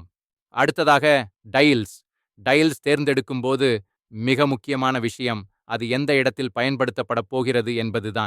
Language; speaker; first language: Tamil; native; Tamil